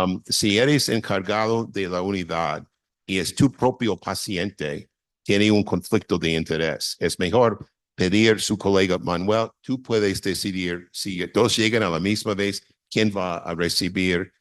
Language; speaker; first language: Spanish; non-native, fluent; English